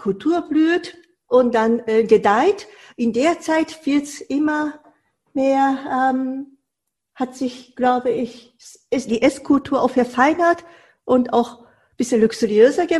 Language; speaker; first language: German; non-native, fluent; Japanese